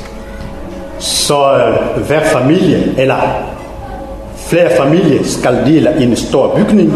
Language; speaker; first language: Danish; non-native, fluent; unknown